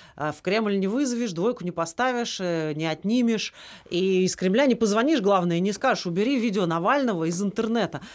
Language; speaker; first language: Russian; native; Russian